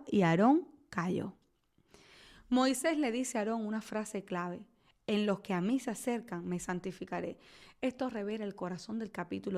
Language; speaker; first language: Spanish; native; Spanish